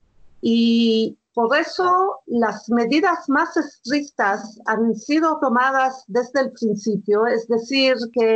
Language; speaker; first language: Spanish; non-native, fluent; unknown